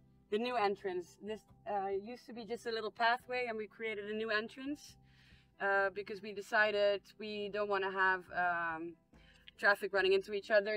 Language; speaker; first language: English; non-native, fluent; Dutch